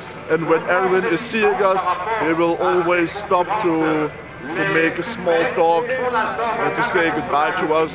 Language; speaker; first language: English; non-native, fluent; Dutch